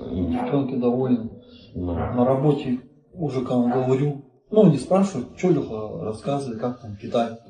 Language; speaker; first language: Russian; native; Russian